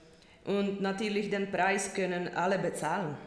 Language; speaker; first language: German; non-native, learner; Czech